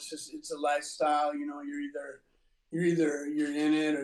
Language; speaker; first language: English; native; English